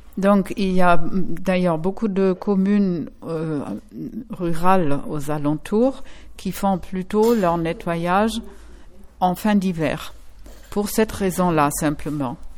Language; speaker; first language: French; non-native, fluent; German